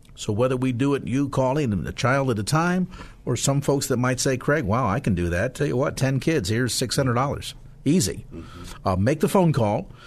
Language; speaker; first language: English; native; English